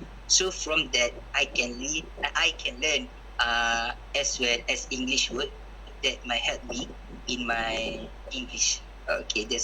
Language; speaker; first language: English; non-native, local second language; Malay